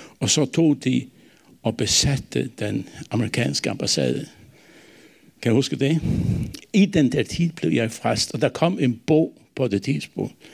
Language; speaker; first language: Danish; non-native, local second language; Faroese